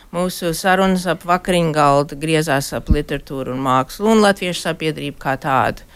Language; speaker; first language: Latvian; early bilingual, heritage; Latvian